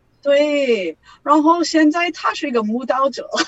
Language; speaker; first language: Chinese; non-native, learner; English